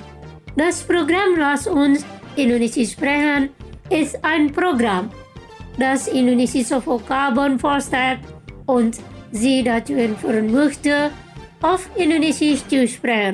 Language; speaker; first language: German; non-native, fluent; Indonesian